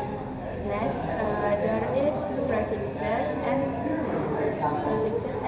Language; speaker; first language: English; non-native, learner; Indonesian